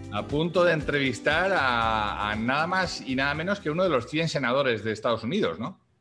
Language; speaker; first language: Spanish; native; Spanish